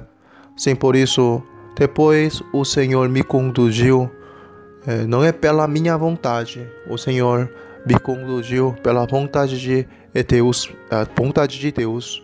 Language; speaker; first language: Portuguese; non-native, learner; Korean